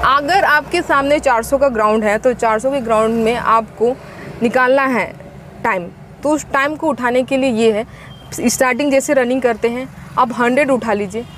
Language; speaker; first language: Hindi; native; Hindi